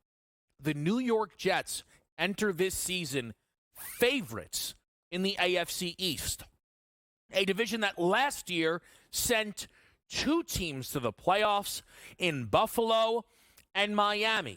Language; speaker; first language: English; native; English